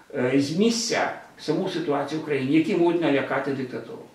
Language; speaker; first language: Ukrainian; non-native, local second language; Russian